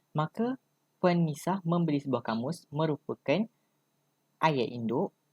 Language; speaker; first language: Malay; native; Malay